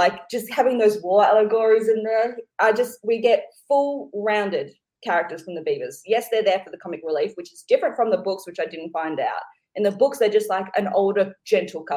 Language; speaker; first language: English; native; English